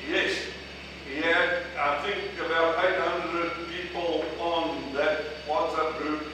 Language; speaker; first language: English; non-native, local second language; Afrikaans